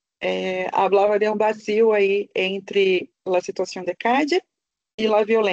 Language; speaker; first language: Spanish; non-native, fluent; Portuguese